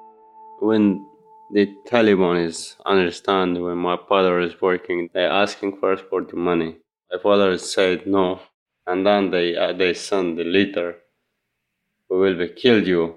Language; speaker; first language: English; non-native, learner; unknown